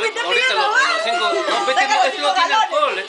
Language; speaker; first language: Spanish; native; Spanish